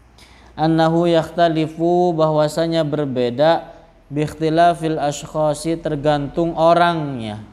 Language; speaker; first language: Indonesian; native; Indonesian